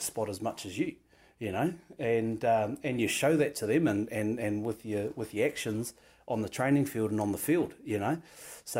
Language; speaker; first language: English; native; English